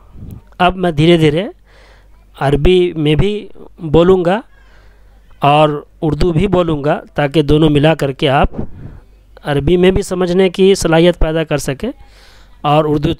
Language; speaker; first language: Urdu; native; Urdu